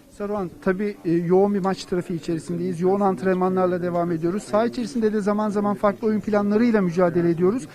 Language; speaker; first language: Turkish; native; Turkish